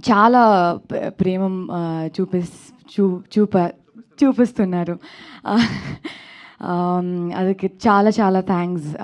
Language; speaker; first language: Telugu; non-native, learner; Kannada